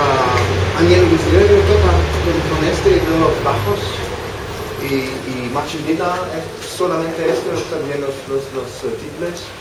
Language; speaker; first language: Spanish; non-native, fluent; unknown